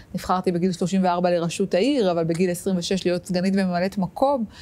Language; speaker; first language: Hebrew; native; Hebrew